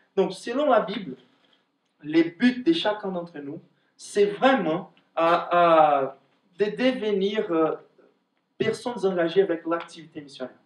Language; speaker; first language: French; non-native, fluent; Portuguese